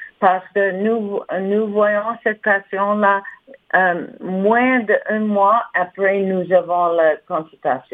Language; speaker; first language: French; non-native, learner; English